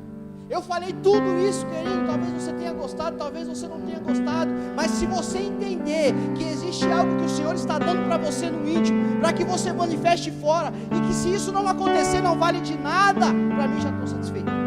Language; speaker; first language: Portuguese; native; Portuguese